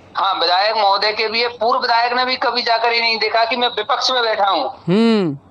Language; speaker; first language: Hindi; native; Hindi